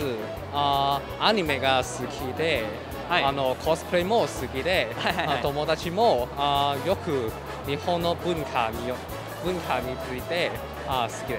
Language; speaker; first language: Japanese; non-native, learner; Cantonese